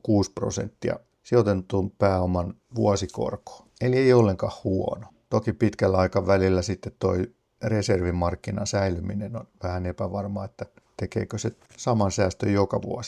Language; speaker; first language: Finnish; native; Finnish